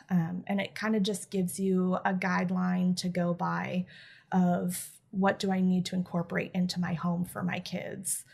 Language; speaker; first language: English; native; English